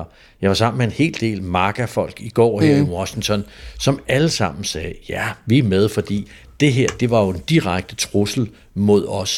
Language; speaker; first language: Danish; native; Danish